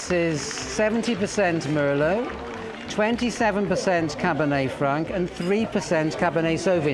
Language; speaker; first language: English; native; English